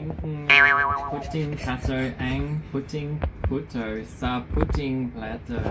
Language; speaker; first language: Filipino; non-native, learner; English